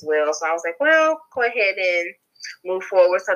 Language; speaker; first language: English; native; English